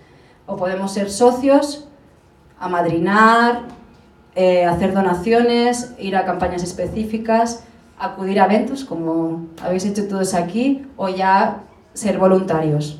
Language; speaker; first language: Spanish; native; Spanish